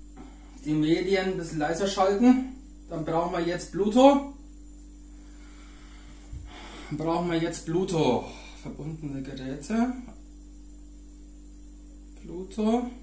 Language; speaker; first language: German; native; German